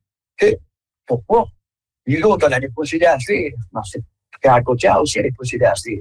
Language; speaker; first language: French; native; French